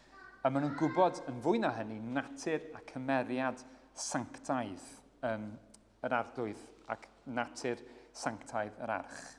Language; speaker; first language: Welsh; native; Welsh